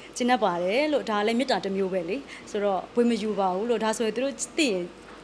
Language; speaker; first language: Burmese; native; Burmese